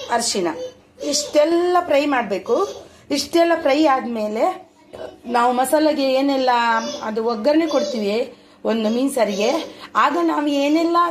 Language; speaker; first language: Kannada; non-native, local second language; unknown